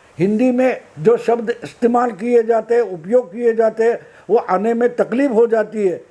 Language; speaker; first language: Hindi; non-native, local second language; Marathi